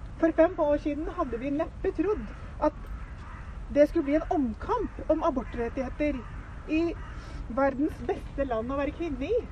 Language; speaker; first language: Norwegian; early bilingual, other home language; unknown